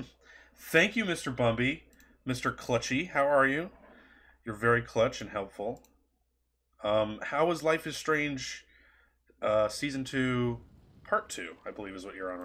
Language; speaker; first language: English; native; English